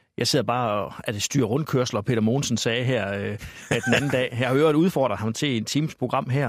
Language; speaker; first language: Danish; native; Danish